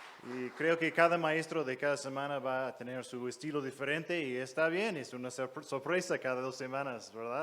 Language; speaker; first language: Spanish; non-native, fluent; English